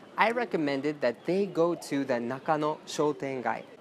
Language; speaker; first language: English; native; English